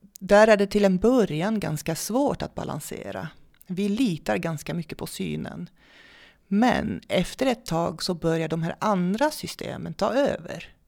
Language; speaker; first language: Swedish; non-native, fluent; Dutch